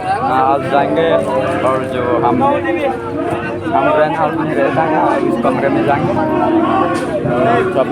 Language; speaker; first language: Hindi; non-native, local second language; Chakma